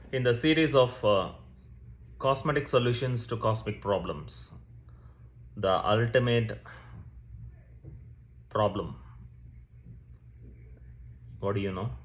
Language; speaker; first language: English; non-native, local second language; Tamil